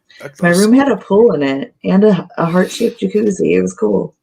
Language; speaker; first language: English; native; English